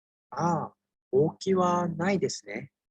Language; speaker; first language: Japanese; non-native, learner; Indonesian